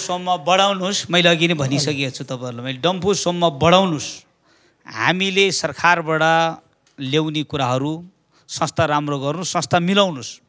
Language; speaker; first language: Nepali; non-native, local second language; Eastern Tamang